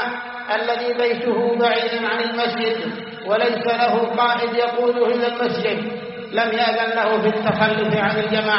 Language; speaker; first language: Arabic; native; Arabic